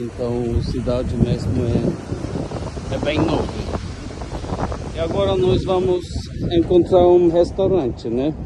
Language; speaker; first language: Portuguese; non-native, fluent; Norwegian